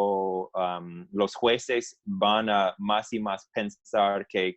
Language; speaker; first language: Spanish; non-native, fluent; English